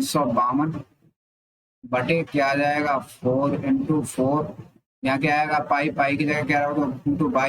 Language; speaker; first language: Hindi; native; Hindi